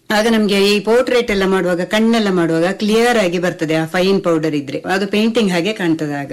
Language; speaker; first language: Kannada; native; Kannada